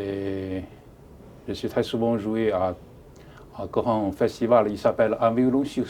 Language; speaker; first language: French; non-native, learner; Chinese